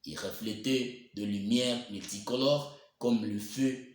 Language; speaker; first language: French; non-native, local second language; Swahili